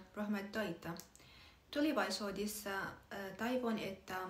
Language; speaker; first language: Finnish; non-native, learner; Arabic